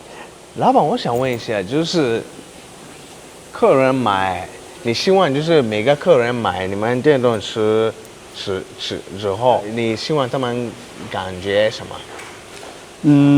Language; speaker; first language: Chinese; non-native, learner; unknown